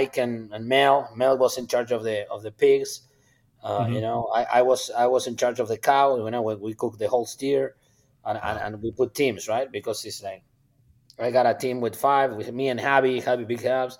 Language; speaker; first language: English; non-native, fluent; Spanish